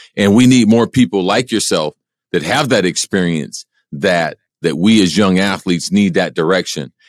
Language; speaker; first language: English; native; English